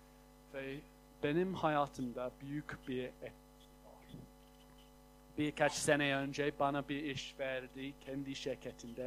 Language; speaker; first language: Turkish; non-native, fluent; English